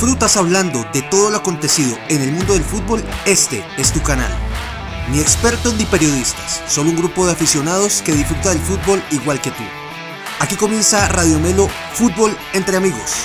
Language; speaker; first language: Spanish; native; Spanish